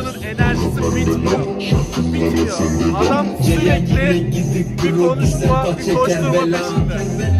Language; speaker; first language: Turkish; native; Turkish